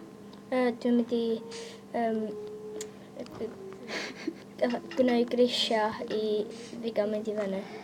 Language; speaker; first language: Welsh; non-native, local second language; English